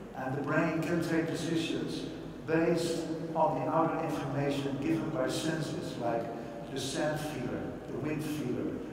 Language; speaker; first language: English; non-native, fluent; Dutch